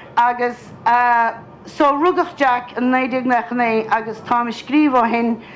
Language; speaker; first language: Irish; native; Irish